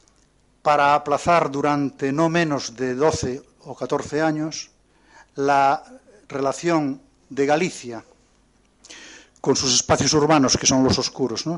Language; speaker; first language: Spanish; native; Spanish